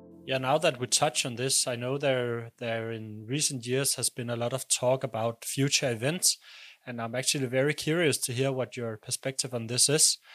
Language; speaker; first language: English; non-native, fluent; Danish